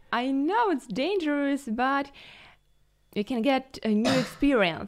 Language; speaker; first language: English; non-native, learner; Ukrainian